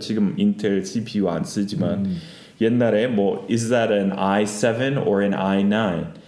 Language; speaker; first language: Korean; non-native, fluent; English